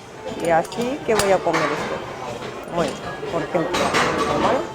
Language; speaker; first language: Spanish; non-native, fluent; Japanese